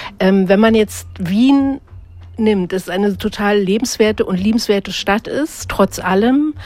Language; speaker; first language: German; native; German